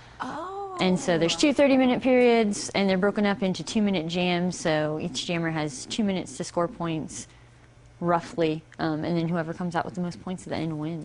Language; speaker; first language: English; native; English